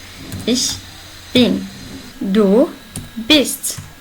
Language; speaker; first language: German; non-native, learner; Arabic